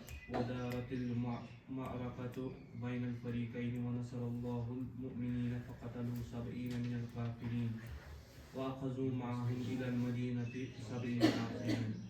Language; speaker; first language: Arabic; non-native, learner; Urdu